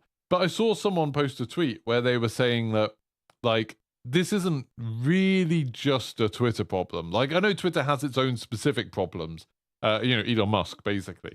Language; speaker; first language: English; native; English